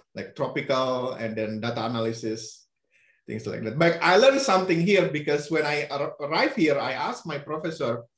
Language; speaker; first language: English; non-native, fluent; Indonesian